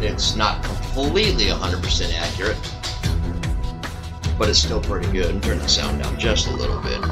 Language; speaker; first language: English; native; English